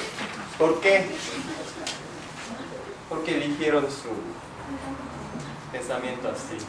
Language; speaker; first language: Spanish; non-native, fluent; Korean